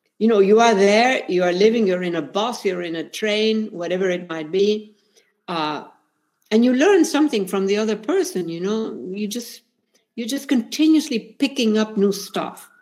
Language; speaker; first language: English; non-native, fluent; Spanish